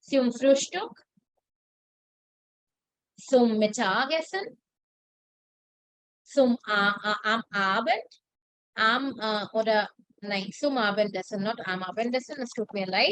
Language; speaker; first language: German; non-native, fluent; Hindi